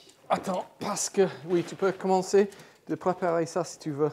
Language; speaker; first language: French; non-native, fluent; English